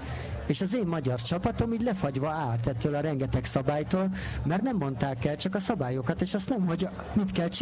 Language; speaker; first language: Hungarian; native; Hungarian